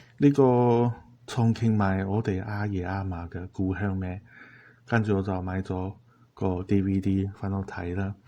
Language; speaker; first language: Cantonese; non-native, fluent; Chinese